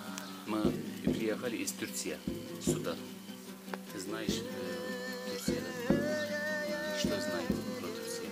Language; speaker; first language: Russian; non-native, learner; Turkish